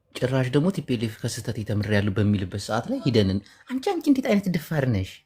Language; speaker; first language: Amharic; non-native, local second language; Tigrinya